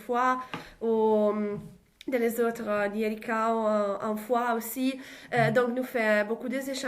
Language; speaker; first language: French; non-native, learner; Italian